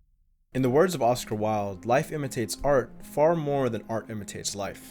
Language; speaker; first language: English; native; English